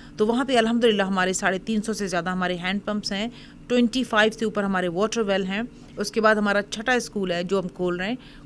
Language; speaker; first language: Urdu; native; Urdu